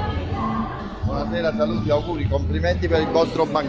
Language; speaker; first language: Italian; native; Italian